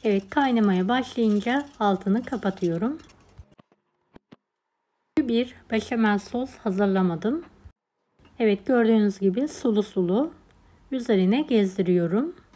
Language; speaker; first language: Turkish; native; Turkish